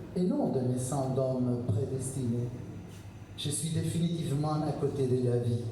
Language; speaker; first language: French; non-native, fluent; Spanish